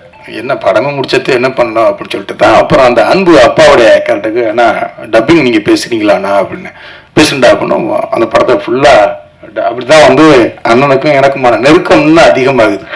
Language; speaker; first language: Tamil; native; Tamil